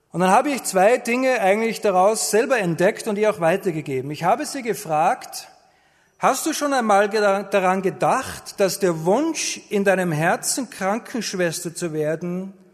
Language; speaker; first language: German; native; German